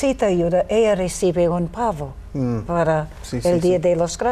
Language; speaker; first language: Spanish; non-native, learner; English